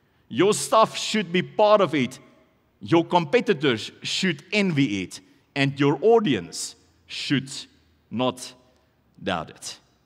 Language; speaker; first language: English; non-native, local second language; Afrikaans